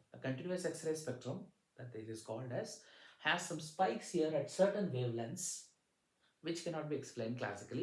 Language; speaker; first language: English; non-native, local second language; Tamil